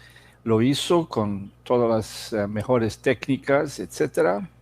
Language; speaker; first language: Spanish; non-native, fluent; Portuguese